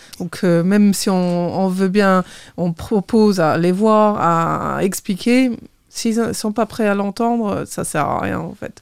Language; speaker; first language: French; non-native, fluent; English